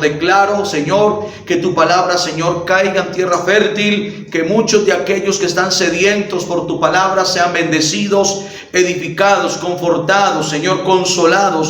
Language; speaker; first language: Spanish; native; Spanish